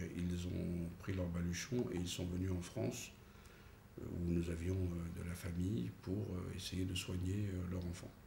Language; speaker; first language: French; early bilingual, other home language; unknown